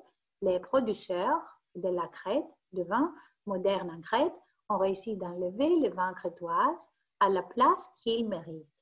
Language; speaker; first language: French; non-native, fluent; Greek